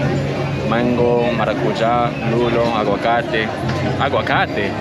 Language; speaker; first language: Spanish; non-native, learner; English